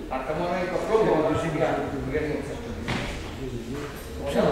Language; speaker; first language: Russian; non-native, learner; Serbian